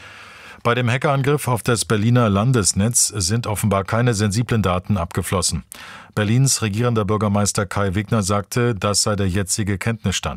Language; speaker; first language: German; native; German